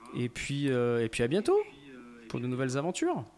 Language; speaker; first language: French; native; French